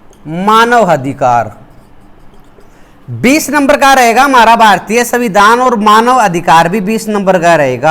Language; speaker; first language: Hindi; native; Hindi